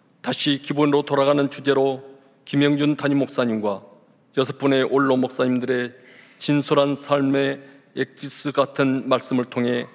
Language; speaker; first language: Korean; native; Korean